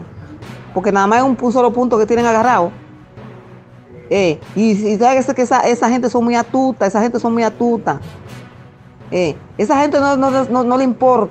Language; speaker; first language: Spanish; native; Spanish